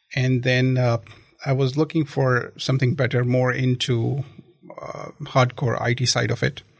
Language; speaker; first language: English; non-native, local second language; Kashmiri